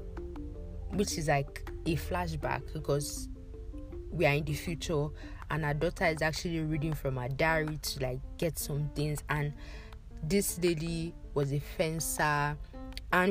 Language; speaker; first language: English; non-native, local second language; Yoruba